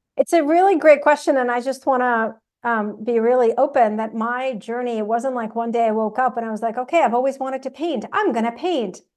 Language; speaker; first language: English; non-native, fluent; Russian